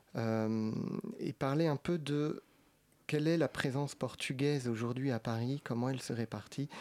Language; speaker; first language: French; native; French